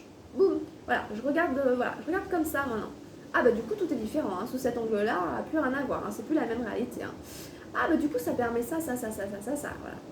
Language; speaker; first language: French; native; French